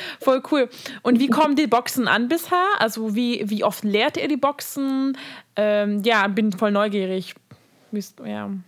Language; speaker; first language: German; non-native, fluent; Hungarian